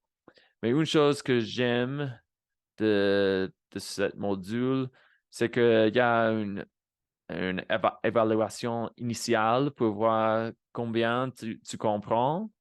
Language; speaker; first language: French; non-native, fluent; Spanish